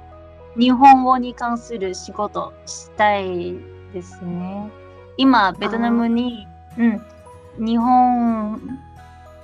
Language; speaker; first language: Japanese; non-native, fluent; Vietnamese